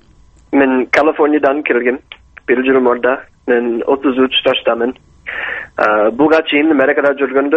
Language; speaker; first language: Kyrgyz; non-native, learner; English